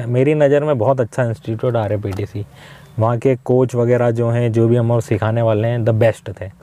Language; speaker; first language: Hindi; native; Hindi